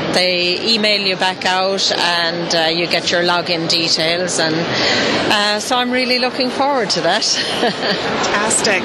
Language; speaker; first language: English; native; English